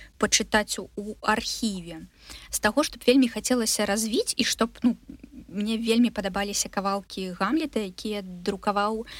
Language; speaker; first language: Belarusian; non-native, local second language; Russian